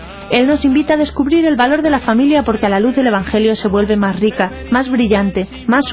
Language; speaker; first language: Spanish; native; Spanish